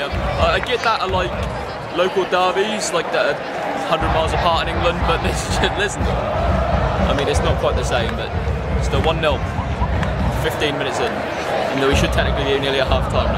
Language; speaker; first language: English; native; English